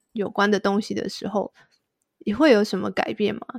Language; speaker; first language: Chinese; native; Chinese